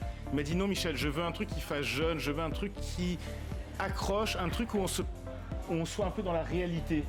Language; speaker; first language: French; native; French